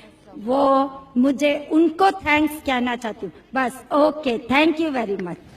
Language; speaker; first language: Hindi; non-native, local second language; Marathi